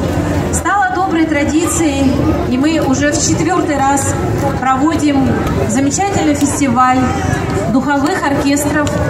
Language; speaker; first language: Russian; native; Russian